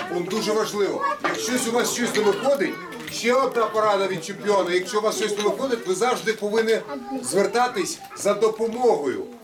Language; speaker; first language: Ukrainian; non-native, local second language; Russian